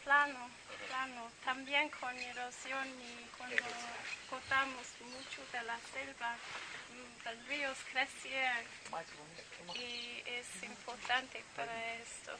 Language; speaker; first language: Spanish; non-native, learner; English